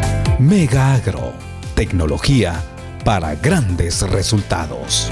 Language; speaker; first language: Spanish; native; Spanish